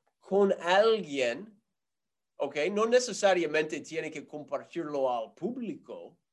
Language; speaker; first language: Spanish; non-native, fluent; English